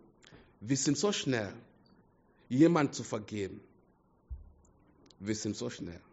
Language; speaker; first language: German; non-native, fluent; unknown